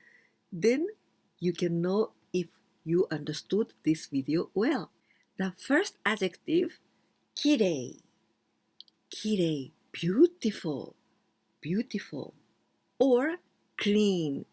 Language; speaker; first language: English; non-native, fluent; Japanese